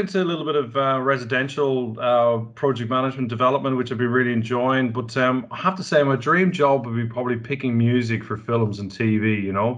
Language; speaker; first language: English; native; English